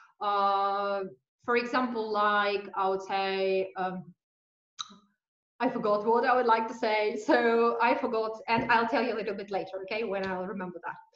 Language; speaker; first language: English; non-native, fluent; Russian